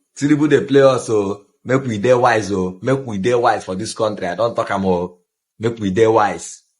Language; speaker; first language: Nigerian Pidgin; non-native, local second language; Igbo